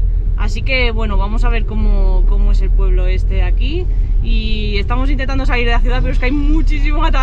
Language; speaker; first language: Spanish; native; Spanish